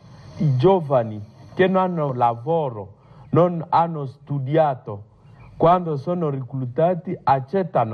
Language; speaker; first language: Italian; non-native, fluent; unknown